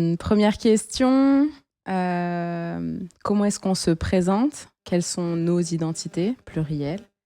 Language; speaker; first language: French; native; French